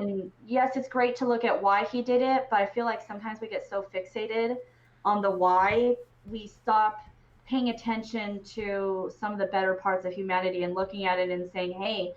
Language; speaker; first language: English; native; English